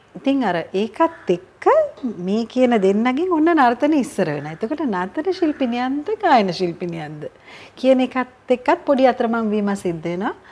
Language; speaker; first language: Sinhala; native; Sinhala